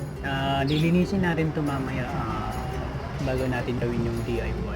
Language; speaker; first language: Filipino; native; Filipino